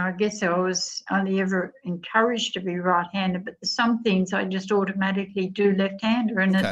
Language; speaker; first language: English; native; English